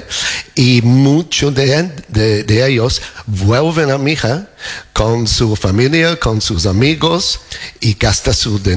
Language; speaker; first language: Spanish; non-native, learner; English